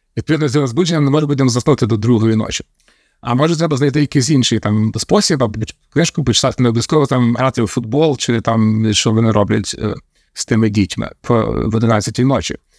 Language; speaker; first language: Ukrainian; native; Ukrainian